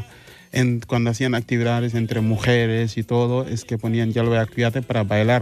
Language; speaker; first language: Spanish; non-native, fluent; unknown